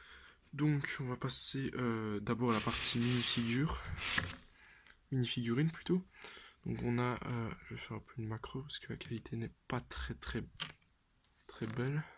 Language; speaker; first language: French; native; French